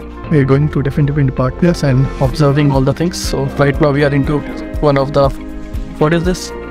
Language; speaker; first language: English; non-native, local second language; Hindi